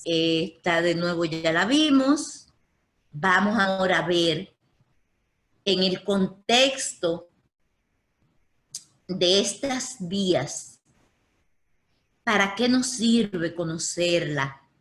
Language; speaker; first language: Spanish; native; Spanish